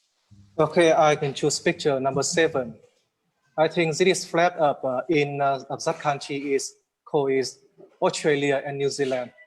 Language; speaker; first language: English; non-native, learner; Vietnamese